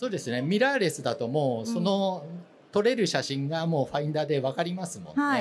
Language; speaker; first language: Japanese; native; Japanese